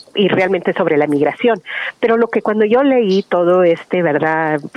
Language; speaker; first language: Spanish; early bilingual, heritage; Spanish